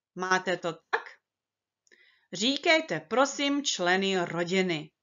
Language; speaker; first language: Czech; early bilingual, heritage; Czech